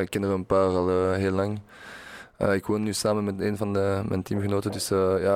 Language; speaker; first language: Dutch; non-native, local second language; French